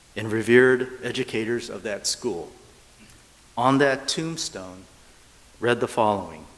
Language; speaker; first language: English; native; English